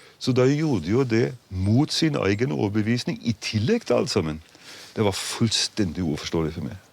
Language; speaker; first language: Norwegian; non-native, fluent; German